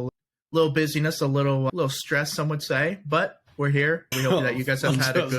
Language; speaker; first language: English; native; English